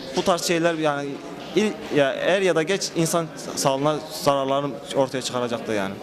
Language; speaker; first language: Turkish; native; Turkish